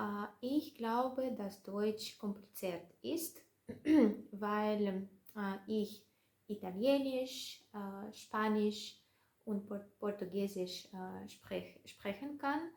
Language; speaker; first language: German; non-native, learner; Russian